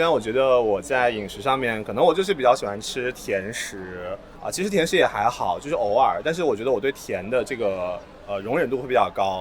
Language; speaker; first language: Chinese; native; Chinese